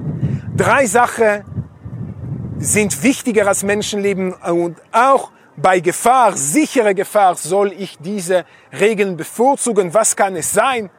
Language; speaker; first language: German; non-native, fluent; Hebrew